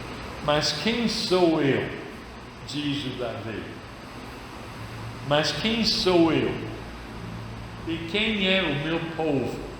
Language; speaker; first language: Portuguese; non-native, fluent; English